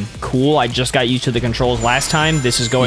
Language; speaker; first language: English; native; English